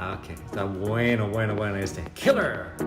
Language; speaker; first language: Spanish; non-native, learner; English